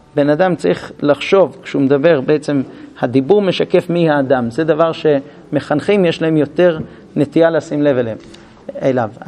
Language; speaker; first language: Hebrew; non-native, fluent; English